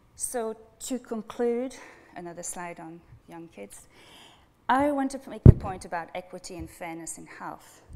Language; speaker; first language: English; non-native, fluent; French